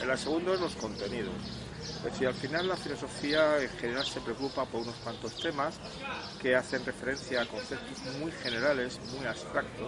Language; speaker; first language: Spanish; native; Spanish